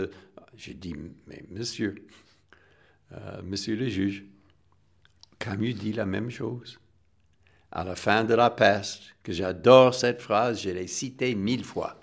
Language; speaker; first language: French; non-native, fluent; English